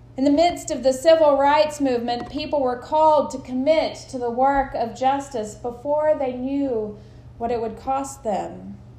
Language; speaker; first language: English; native; English